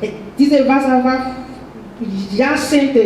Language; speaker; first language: German; non-native, fluent; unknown